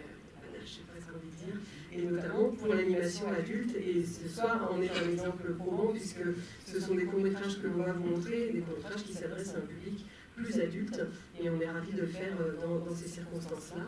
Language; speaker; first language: French; native; French